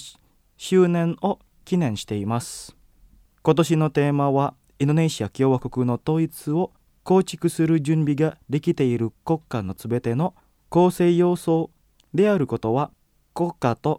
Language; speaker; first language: Japanese; non-native, fluent; Indonesian